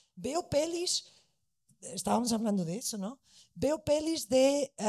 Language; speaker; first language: Spanish; non-native, fluent; Portuguese